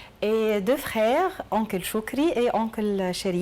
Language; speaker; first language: French; non-native, learner; Arabic